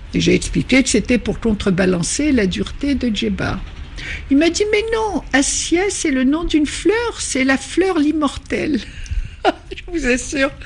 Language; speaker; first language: French; non-native, local second language; Arabic